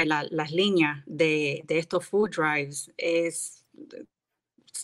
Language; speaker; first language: Spanish; early bilingual, heritage; English